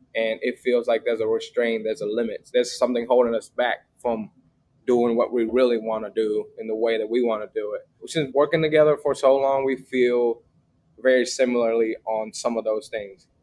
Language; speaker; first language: English; early bilingual, other home language; Vietnamese